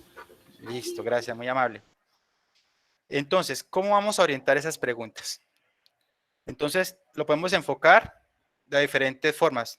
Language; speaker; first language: Spanish; native; Spanish